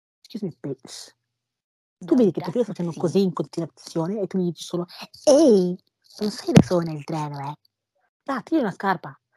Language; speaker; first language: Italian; early bilingual, other home language; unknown